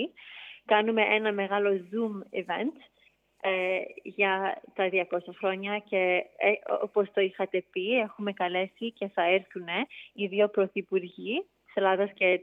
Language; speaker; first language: Greek; early bilingual, heritage; Greek